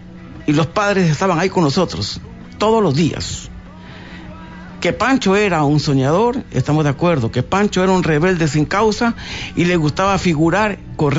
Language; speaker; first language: Spanish; native; Spanish